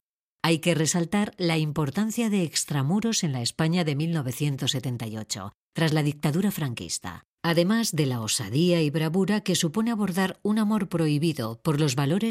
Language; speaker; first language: Spanish; native; Spanish